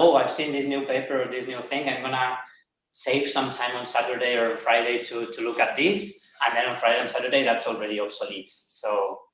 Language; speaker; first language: English; non-native, fluent; Catalan